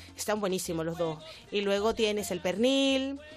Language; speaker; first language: Spanish; native; Spanish